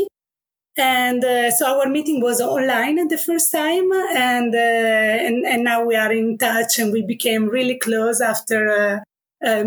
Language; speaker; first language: English; non-native, fluent; Italian